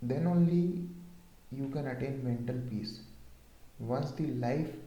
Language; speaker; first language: English; non-native, local second language; Hindi